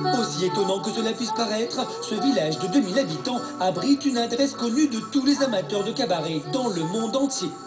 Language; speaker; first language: French; native; French